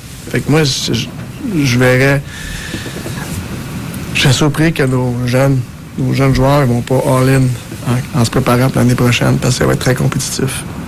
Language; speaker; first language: French; native; French